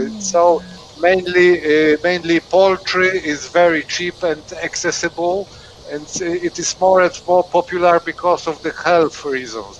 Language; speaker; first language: English; non-native, fluent; Polish